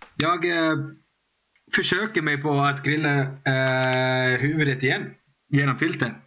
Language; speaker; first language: Swedish; native; Swedish